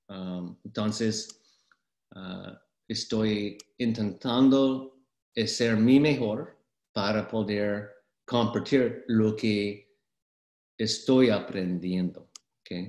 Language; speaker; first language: Spanish; non-native, fluent; English